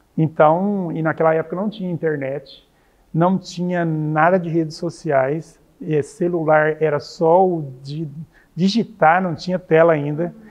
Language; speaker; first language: Portuguese; native; Portuguese